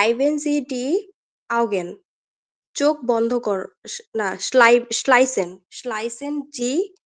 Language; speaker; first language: German; non-native, learner; Bangla